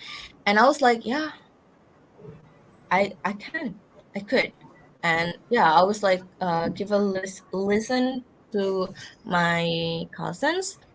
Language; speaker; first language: English; non-native, learner; Indonesian